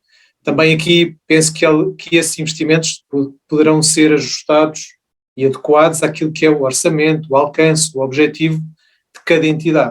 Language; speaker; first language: Portuguese; native; Portuguese